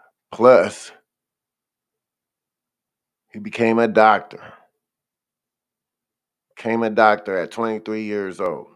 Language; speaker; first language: English; native; English